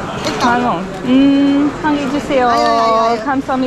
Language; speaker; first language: Korean; non-native, learner; English